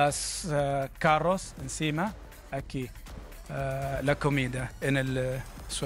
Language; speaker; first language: Spanish; non-native, learner; Arabic